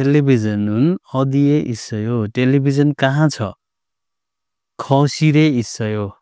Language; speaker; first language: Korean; non-native, fluent; Nepali